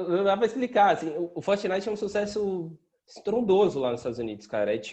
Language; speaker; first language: Portuguese; native; Portuguese